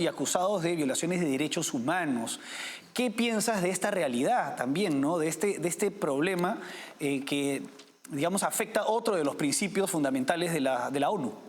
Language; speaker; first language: Spanish; native; Spanish